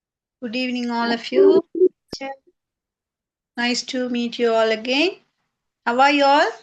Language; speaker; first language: English; non-native, fluent; Tamil